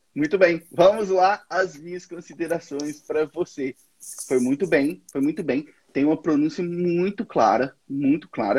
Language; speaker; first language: Portuguese; native; Portuguese